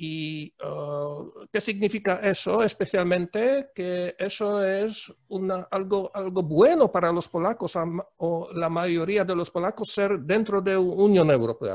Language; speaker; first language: Spanish; non-native, fluent; Polish